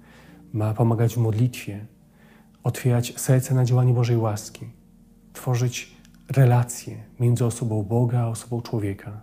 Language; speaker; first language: Polish; native; Polish